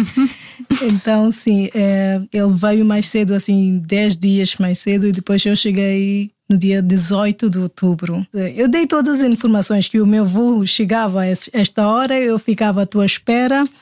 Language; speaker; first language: Portuguese; non-native, fluent; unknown